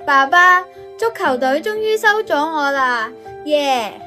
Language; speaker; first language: Cantonese; native; Cantonese